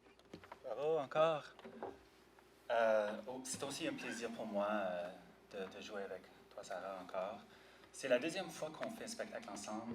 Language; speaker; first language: French; non-native, fluent; English